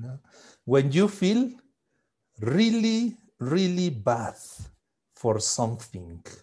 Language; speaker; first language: English; non-native, fluent; Spanish